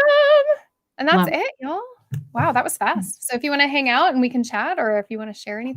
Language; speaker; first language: English; native; English